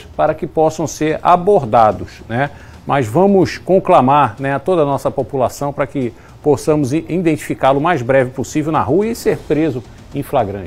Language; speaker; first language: Portuguese; native; Portuguese